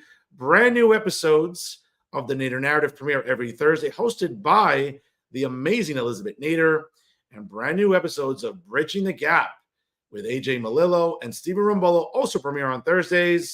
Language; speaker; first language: English; native; English